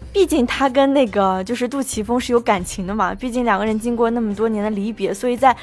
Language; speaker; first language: Chinese; native; Chinese